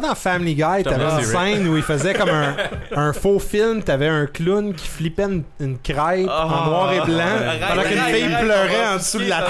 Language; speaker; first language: French; native; French